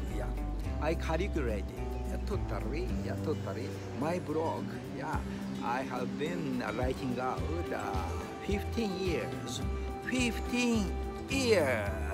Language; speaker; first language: English; non-native, learner; Japanese